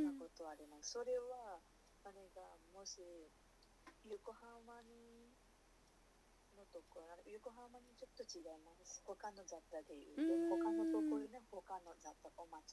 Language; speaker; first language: Japanese; non-native, learner; Nepali